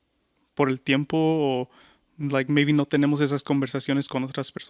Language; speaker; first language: Spanish; early bilingual, heritage; Spanish